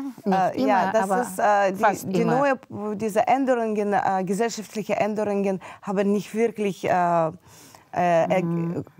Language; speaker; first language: German; non-native, fluent; Russian